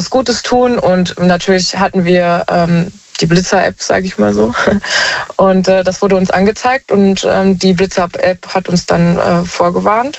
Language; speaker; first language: German; native; German